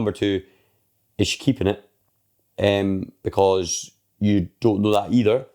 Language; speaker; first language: English; native; English